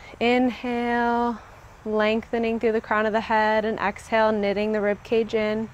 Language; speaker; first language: English; native; English